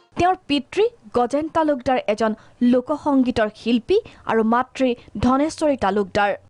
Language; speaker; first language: Assamese; native; Assamese